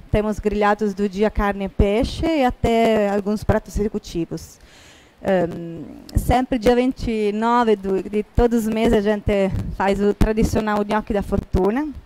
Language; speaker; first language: Portuguese; non-native, fluent; Italian